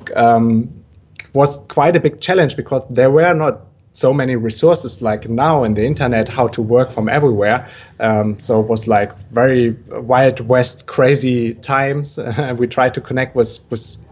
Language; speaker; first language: English; non-native, fluent; German